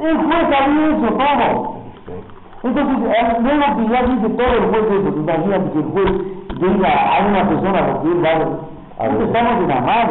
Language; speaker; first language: Spanish; native; Spanish